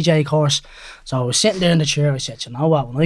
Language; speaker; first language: English; native; English